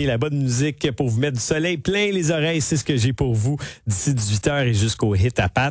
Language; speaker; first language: French; native; French